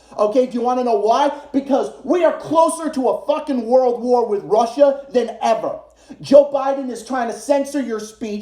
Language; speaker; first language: English; native; English